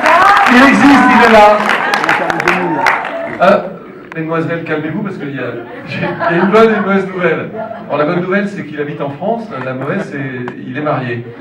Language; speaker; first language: French; native; French